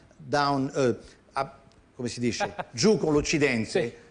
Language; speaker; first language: Italian; non-native, fluent; Arabic